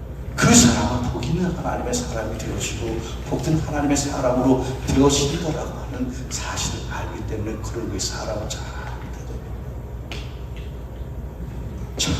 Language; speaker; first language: Korean; native; Korean